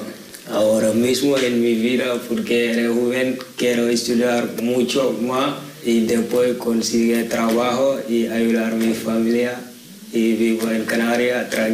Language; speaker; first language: Spanish; non-native, learner; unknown